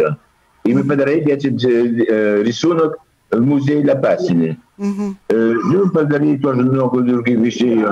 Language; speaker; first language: Russian; early bilingual, heritage; Russian